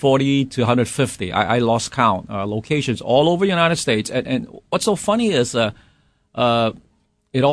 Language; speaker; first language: English; non-native, local second language; Cantonese